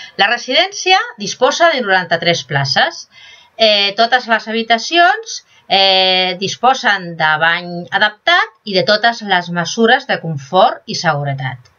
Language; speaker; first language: Catalan; non-native, local second language; Spanish